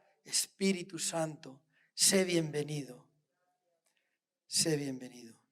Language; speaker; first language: Spanish; native; Spanish